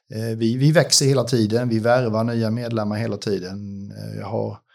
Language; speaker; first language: Swedish; native; Swedish